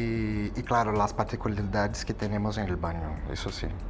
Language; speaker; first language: Spanish; non-native, fluent; Portuguese